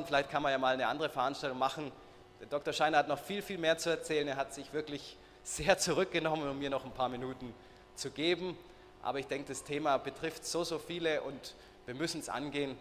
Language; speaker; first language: German; native; German